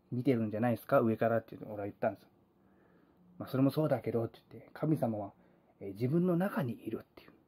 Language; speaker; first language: Japanese; native; Japanese